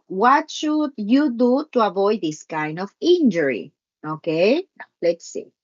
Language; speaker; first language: English; non-native, learner; Spanish